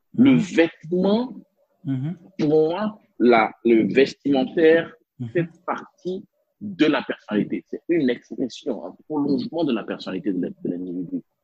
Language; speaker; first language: French; non-native, local second language; Spanish